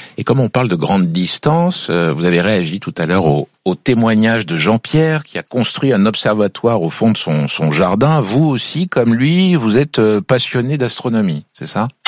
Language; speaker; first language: French; native; French